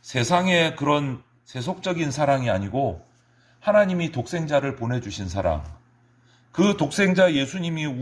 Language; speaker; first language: Korean; native; Korean